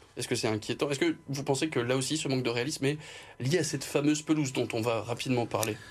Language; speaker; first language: French; native; French